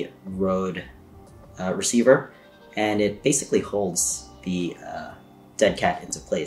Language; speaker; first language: English; native; English